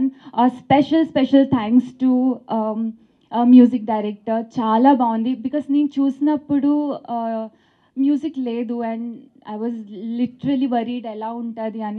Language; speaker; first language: Telugu; non-native, learner; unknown